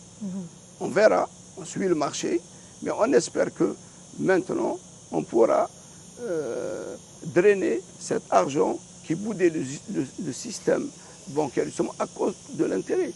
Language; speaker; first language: French; non-native, local second language; Arabic